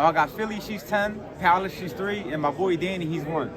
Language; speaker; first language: English; native; English